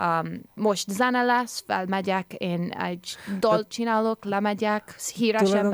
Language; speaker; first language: Hungarian; early bilingual, heritage; English